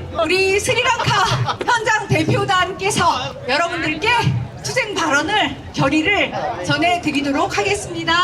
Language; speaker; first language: Korean; non-native, fluent; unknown